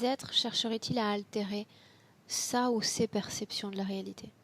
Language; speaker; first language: French; native; French